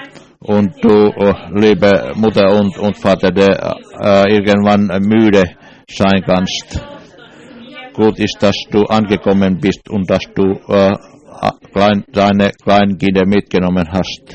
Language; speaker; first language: German; non-native, learner; English